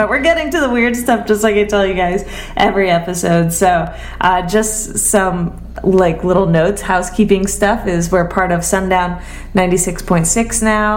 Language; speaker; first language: English; native; English